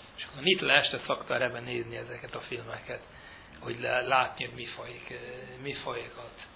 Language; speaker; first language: Hungarian; early bilingual, heritage; Hungarian